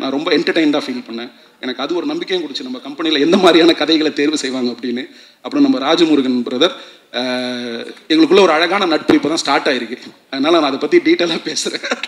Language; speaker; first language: Tamil; native; Tamil